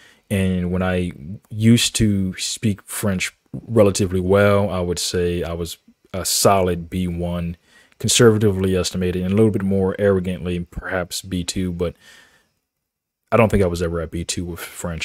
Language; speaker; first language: English; native; English